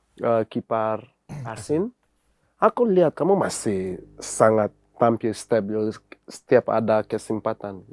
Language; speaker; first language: Indonesian; non-native, fluent; English